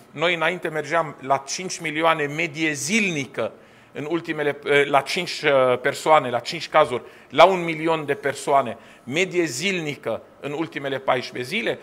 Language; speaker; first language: Romanian; non-native, fluent; Arabic